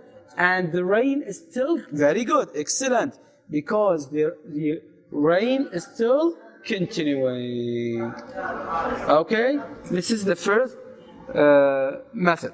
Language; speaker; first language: English; non-native, fluent; Arabic